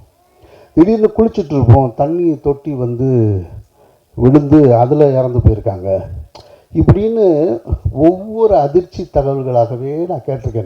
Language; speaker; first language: Tamil; native; Tamil